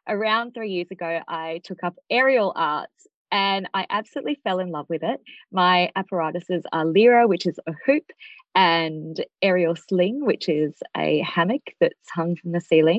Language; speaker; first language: English; native; English